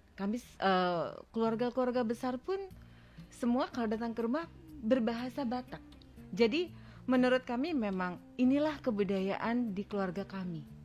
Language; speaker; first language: Indonesian; native; Indonesian